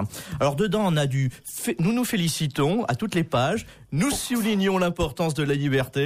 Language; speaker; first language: French; native; French